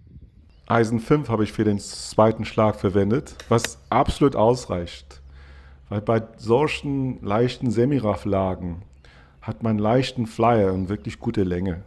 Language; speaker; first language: German; non-native, fluent; English